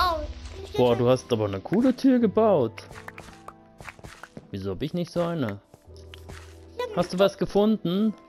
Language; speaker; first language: German; native; German